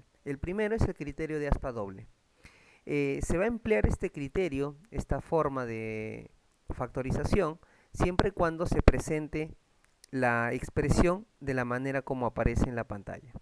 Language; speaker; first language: Spanish; native; Spanish